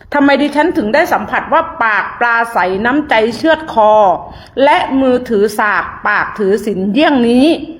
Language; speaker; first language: Thai; native; Thai